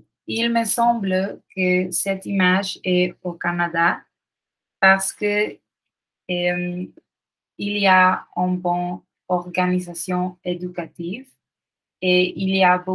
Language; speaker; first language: French; non-native, learner; Spanish